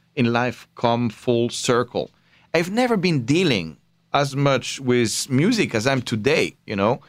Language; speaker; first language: English; non-native, fluent; French